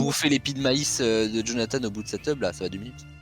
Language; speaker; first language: French; native; French